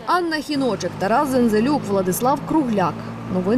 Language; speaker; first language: Ukrainian; native; Ukrainian